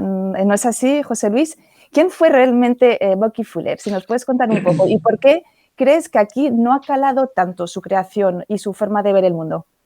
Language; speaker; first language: Spanish; native; Spanish